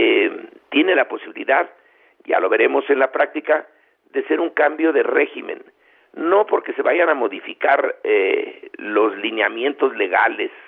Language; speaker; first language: Spanish; native; Spanish